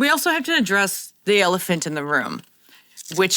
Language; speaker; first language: English; native; English